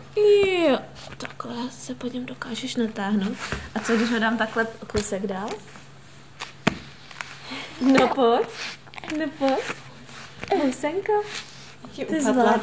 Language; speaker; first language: Czech; native; Czech